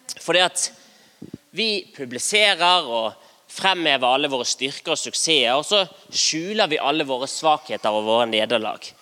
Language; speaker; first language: Norwegian; native; Norwegian